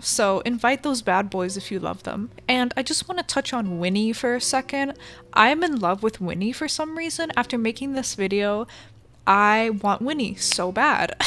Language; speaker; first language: English; native; English